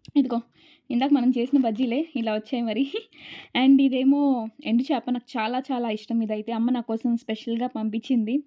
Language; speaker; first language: Telugu; non-native, local second language; Urdu